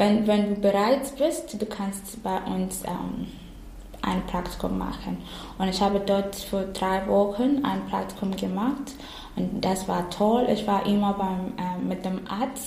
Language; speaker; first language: German; non-native, learner; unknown